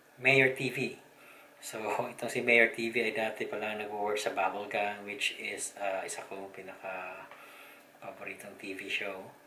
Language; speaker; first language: Filipino; non-native, local second language; Cebuano